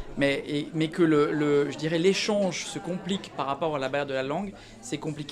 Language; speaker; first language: French; native; French